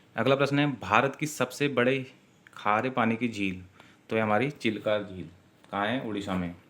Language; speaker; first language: Hindi; native; Hindi